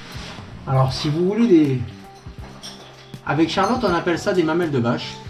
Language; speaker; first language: French; native; French